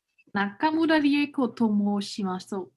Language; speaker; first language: Japanese; non-native, learner; German